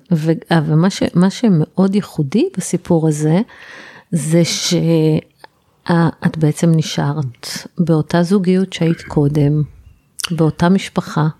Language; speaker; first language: Hebrew; native; Hebrew